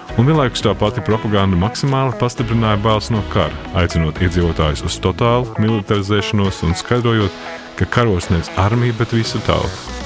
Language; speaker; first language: Latvian; native; Latvian